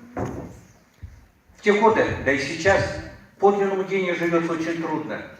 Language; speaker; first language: Russian; non-native, local second language; Uyghur